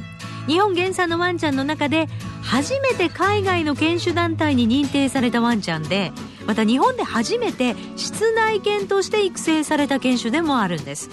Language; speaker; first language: Japanese; native; Japanese